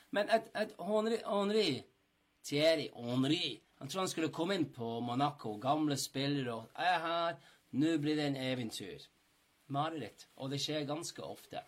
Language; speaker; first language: Norwegian; non-native, fluent; English